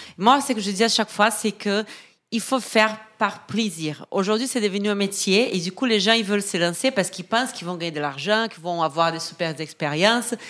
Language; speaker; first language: French; non-native, fluent; Portuguese